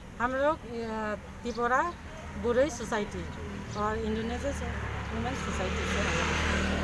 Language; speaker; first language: Hindi; non-native, local second language; Kok Borok